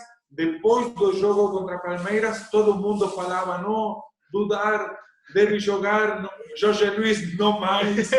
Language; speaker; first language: Portuguese; non-native, learner; Spanish